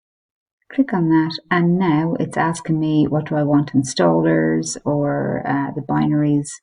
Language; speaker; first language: English; native; English